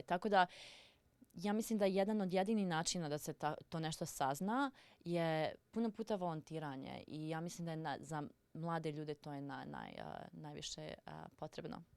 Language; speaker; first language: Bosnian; early bilingual, heritage; Serbian